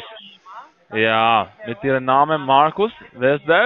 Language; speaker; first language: German; non-native, learner; Spanish